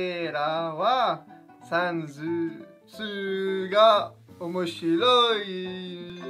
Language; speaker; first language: Japanese; non-native, fluent; French